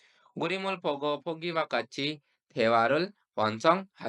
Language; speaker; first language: Korean; non-native, fluent; Urdu